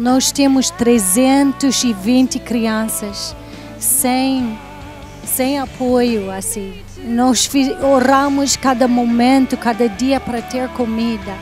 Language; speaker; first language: Portuguese; non-native, learner; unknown